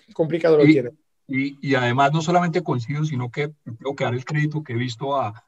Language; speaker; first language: Spanish; non-native, fluent; French